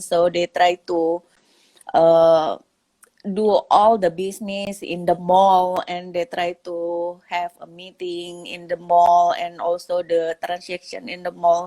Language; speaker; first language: English; non-native, local second language; Indonesian